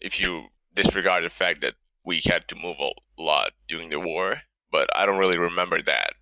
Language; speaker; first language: English; non-native, fluent; Bosnian